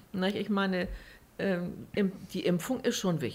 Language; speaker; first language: German; native; German